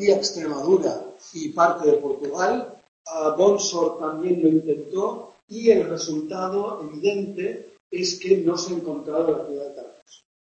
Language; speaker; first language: Spanish; non-native, local second language; Catalan